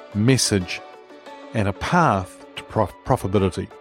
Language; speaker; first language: English; native; English